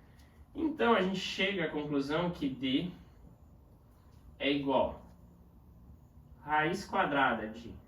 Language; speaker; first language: Portuguese; native; Portuguese